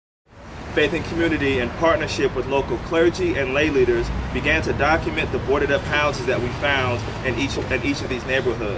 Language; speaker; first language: English; native; English